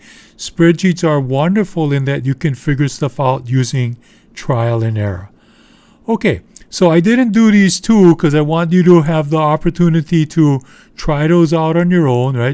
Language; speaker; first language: English; native; English